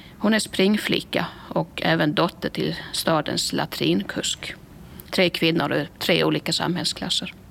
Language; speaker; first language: Swedish; native; Swedish